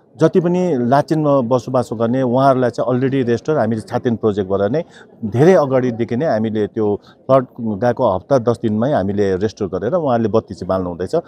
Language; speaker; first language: Nepali; native; Nepali